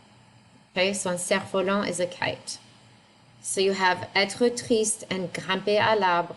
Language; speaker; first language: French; non-native, fluent; English